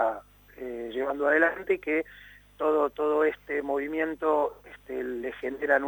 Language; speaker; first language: Spanish; native; Spanish